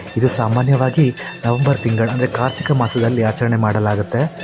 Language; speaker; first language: Kannada; non-native, local second language; Kodava